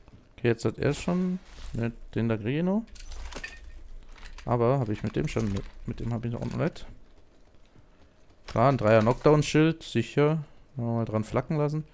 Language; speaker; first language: German; native; German